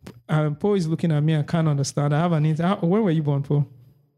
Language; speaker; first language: English; non-native, local second language; Yoruba